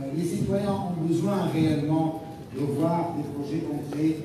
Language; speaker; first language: French; non-native, local second language; Arabic